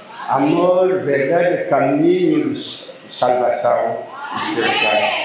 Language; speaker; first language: Portuguese; non-native, learner; Lingala